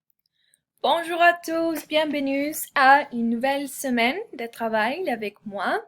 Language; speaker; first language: French; non-native, fluent; Spanish